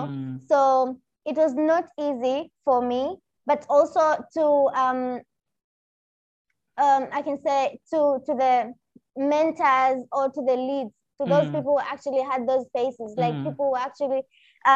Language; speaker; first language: English; non-native, local second language; Swahili